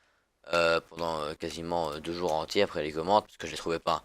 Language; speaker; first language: French; native; French